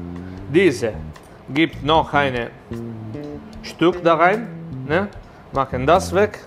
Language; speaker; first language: German; non-native, learner; Italian